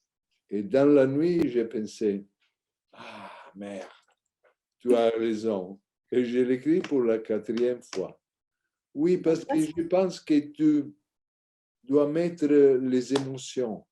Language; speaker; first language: French; non-native, learner; Italian